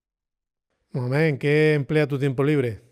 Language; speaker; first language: Spanish; native; Spanish